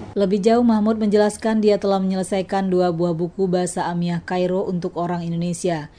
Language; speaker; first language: Indonesian; native; Indonesian